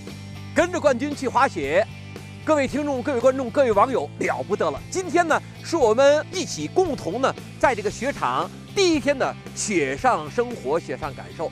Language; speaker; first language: Chinese; native; Chinese